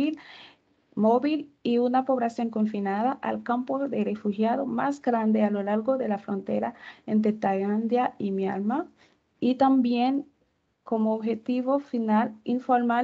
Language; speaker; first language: Spanish; non-native, fluent; Haitian Creole